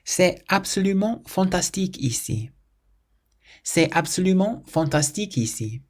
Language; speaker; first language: French; non-native, fluent; English